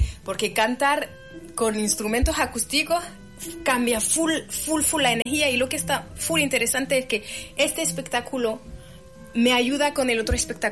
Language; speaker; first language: Spanish; non-native, fluent; French